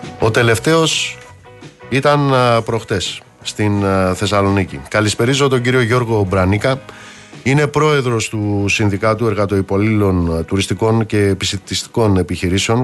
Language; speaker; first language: Greek; native; Greek